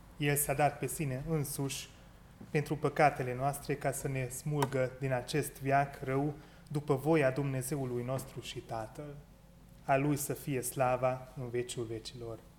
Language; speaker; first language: Romanian; non-native, local second language; Hungarian